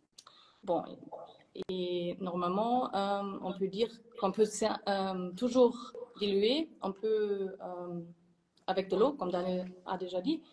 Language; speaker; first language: French; non-native, fluent; German